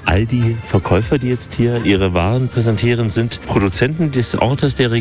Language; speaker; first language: German; native; German